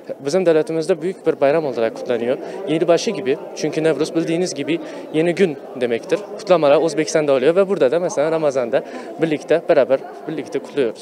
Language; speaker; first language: Turkish; non-native, fluent; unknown